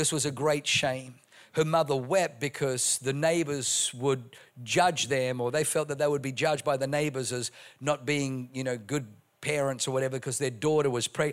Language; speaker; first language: English; non-native, local second language; German